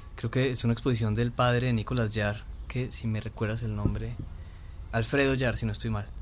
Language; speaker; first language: Spanish; native; Spanish